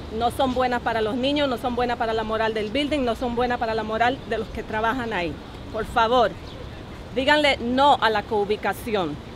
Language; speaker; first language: Spanish; native; Spanish